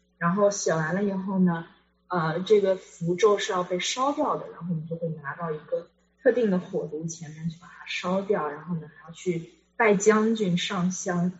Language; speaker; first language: Chinese; native; Chinese